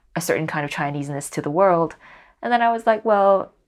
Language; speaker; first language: English; non-native, local second language; Cantonese